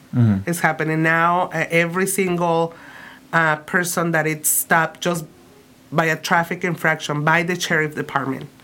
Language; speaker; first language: English; early bilingual, other home language; Spanish